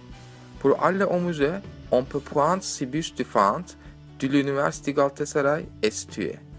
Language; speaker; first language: French; non-native, learner; Turkish